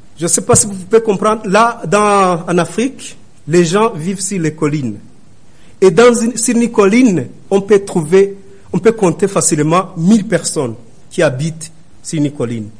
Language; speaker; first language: French; non-native, local second language; Rundi